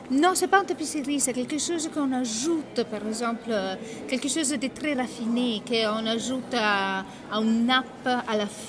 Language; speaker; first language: French; non-native, learner; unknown